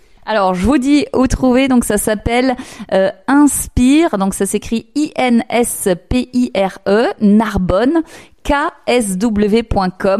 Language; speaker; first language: French; native; French